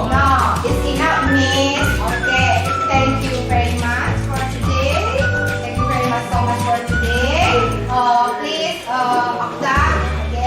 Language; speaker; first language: English; non-native, learner; Indonesian